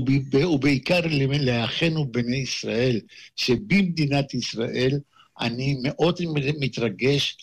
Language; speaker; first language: Hebrew; non-native, fluent; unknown